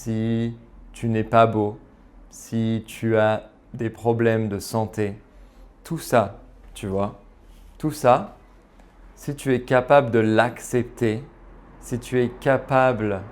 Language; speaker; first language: French; native; French